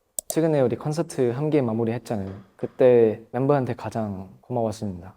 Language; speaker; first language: Korean; non-native, fluent; Thai